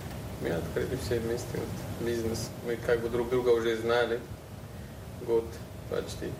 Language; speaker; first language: Russian; non-native, local second language; Uzbek